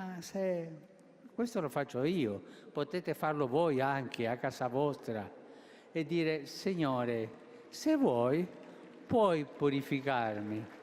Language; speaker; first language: Italian; non-native, fluent; Spanish